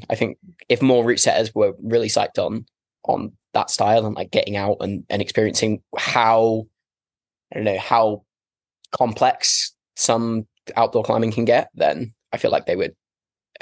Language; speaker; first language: English; native; English